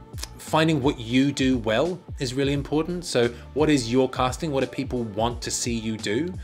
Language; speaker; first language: English; native; English